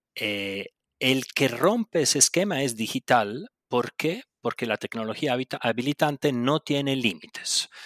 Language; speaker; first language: Spanish; non-native, local second language; Italian